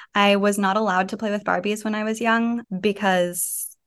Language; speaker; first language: English; native; English